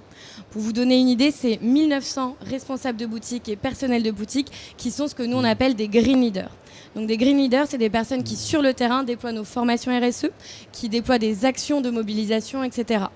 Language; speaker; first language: French; native; French